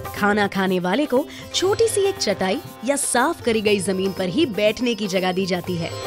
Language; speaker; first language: Hindi; native; Hindi